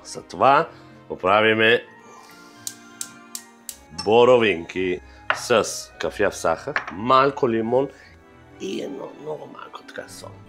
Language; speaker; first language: Bulgarian; non-native, fluent; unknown